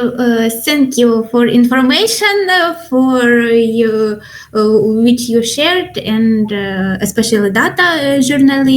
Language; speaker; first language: English; non-native, learner; Ukrainian